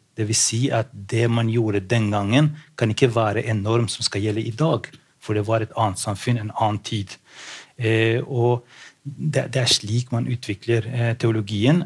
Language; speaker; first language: Norwegian; non-native, fluent; Albanian